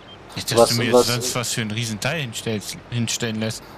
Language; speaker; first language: German; native; German